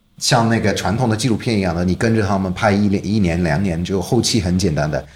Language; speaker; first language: Chinese; non-native, fluent; English